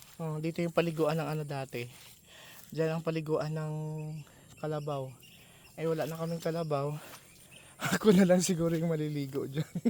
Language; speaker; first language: Filipino; non-native, local second language; Aklanon